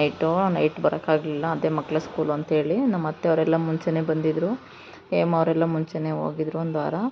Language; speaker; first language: Kannada; native; Kannada